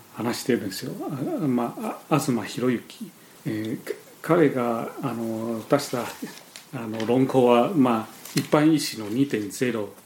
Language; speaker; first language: Japanese; non-native, fluent; Chinese